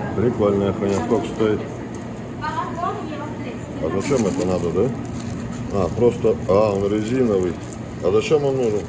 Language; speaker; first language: Russian; native; Russian